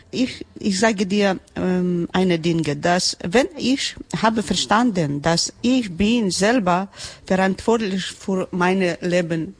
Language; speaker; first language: German; non-native, learner; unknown